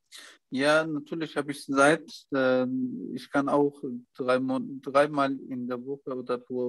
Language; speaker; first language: German; non-native, learner; Turkish